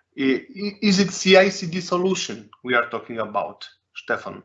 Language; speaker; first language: English; non-native, fluent; Polish